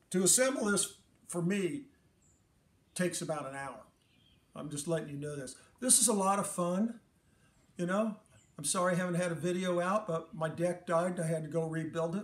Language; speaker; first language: English; native; English